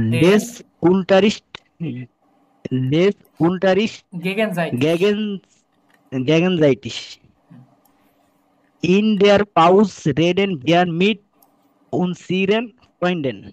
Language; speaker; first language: German; non-native, learner; Bangla